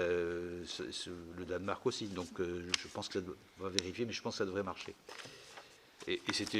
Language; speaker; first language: French; native; French